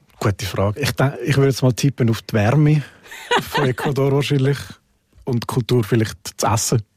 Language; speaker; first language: German; native; German